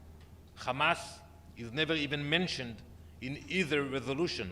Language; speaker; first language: English; non-native, fluent; Hebrew